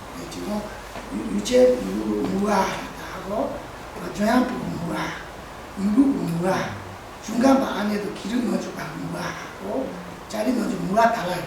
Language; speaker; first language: Korean; non-native, learner; Tibetan